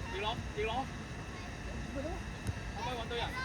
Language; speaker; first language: Cantonese; native; Cantonese